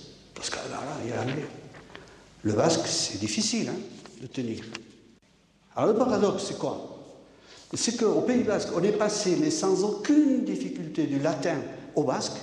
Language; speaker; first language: French; native; French